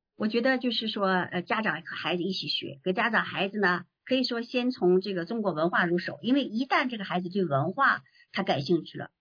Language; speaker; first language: Chinese; native; Chinese